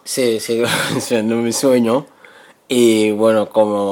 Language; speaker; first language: Spanish; non-native, learner; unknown